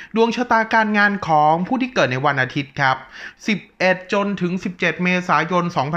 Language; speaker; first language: Thai; native; Thai